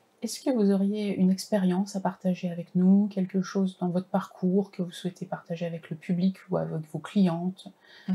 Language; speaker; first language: French; native; French